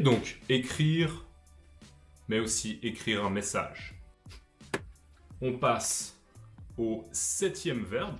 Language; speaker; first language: French; native; French